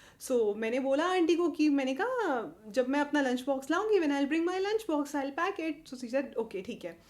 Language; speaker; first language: Hindi; native; Hindi